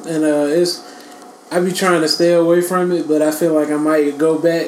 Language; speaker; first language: English; native; English